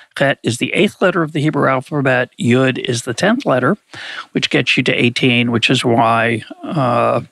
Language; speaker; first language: English; native; English